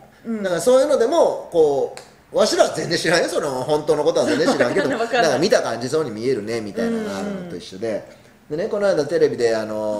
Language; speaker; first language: Japanese; native; Japanese